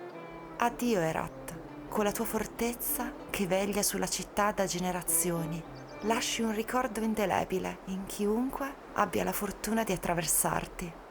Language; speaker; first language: Italian; native; Italian